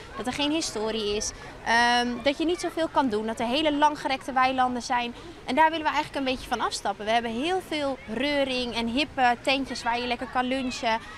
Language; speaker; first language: Dutch; native; Dutch